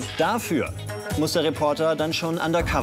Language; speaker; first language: German; native; German